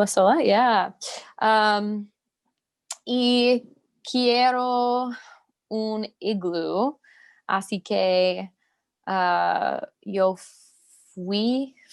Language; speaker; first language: Spanish; non-native, learner; English